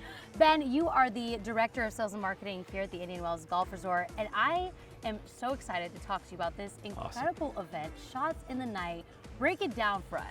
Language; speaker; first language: English; native; English